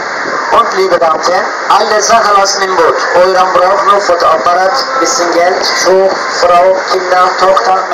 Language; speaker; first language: German; non-native, learner; Turkish